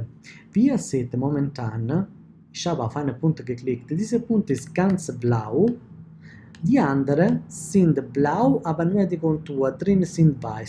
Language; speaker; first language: German; non-native, fluent; Italian